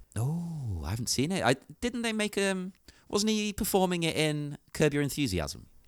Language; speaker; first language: English; native; English